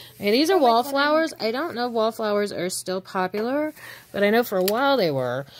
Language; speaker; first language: English; native; English